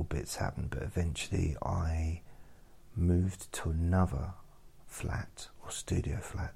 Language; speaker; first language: English; native; English